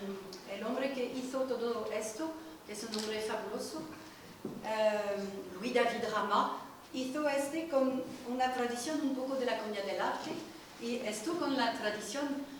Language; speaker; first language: Spanish; non-native, learner; French